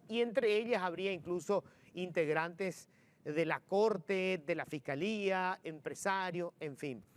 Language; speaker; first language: Spanish; native; Spanish